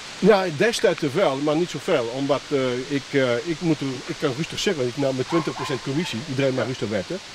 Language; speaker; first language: Dutch; non-native, fluent; French